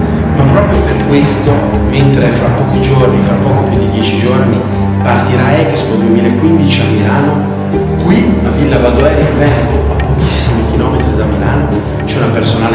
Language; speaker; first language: Italian; native; Italian